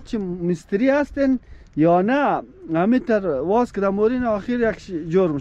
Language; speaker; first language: Persian; native; Persian